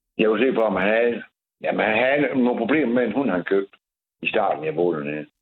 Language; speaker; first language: Danish; native; Danish